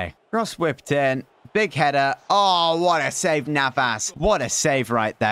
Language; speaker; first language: English; native; English